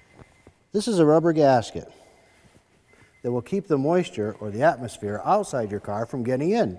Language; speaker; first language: English; native; English